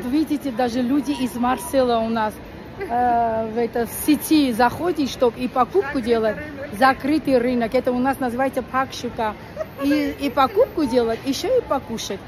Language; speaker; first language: Russian; non-native, local second language; Armenian